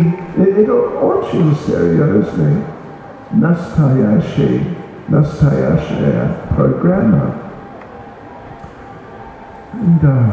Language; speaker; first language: Russian; non-native, learner; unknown